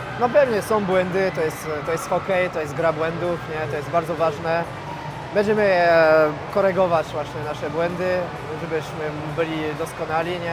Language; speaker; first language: Polish; non-native, fluent; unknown